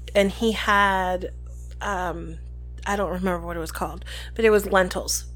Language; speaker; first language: English; early bilingual, other home language; Spanish